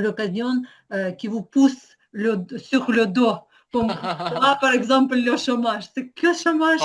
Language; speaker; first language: French; non-native, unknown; Ukrainian